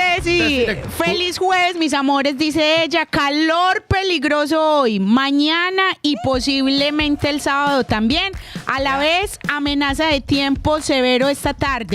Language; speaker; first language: Spanish; native; Spanish